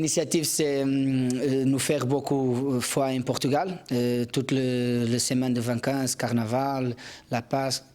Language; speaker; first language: French; non-native, learner; Portuguese